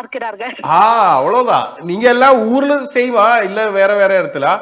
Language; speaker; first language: Tamil; non-native, learner; Malayalam